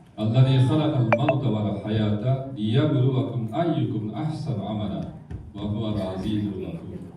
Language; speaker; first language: Indonesian; non-native, learner; Japanese